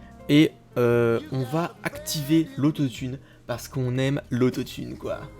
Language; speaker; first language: French; native; French